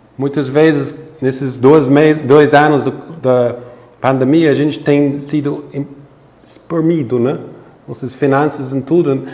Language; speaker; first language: Portuguese; non-native, fluent; English